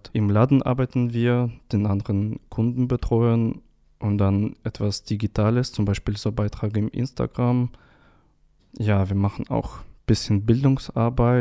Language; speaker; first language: German; non-native, learner; Russian